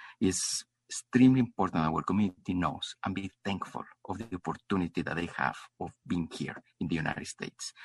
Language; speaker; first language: English; non-native, fluent; Spanish